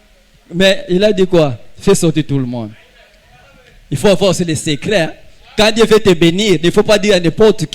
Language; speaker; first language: French; non-native, local second language; Lingala